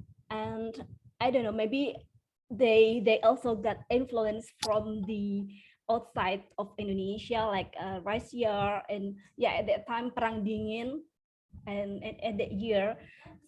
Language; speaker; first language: English; non-native, fluent; Indonesian